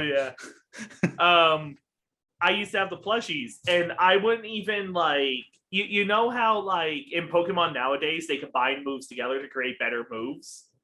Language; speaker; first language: English; native; English